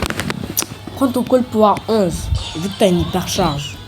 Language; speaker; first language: French; native; French